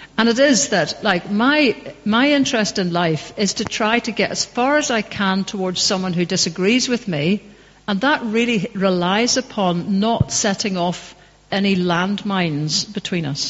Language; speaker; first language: English; native; English